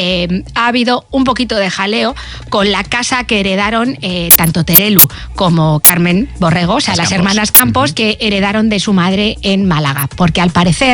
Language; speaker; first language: Spanish; native; Spanish